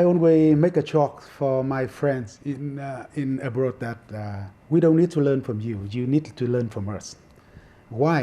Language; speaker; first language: English; non-native, fluent; Vietnamese